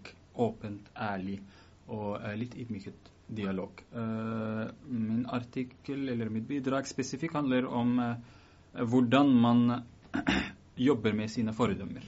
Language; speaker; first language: Norwegian; early bilingual, other home language; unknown